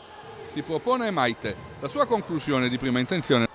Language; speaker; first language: Italian; native; Italian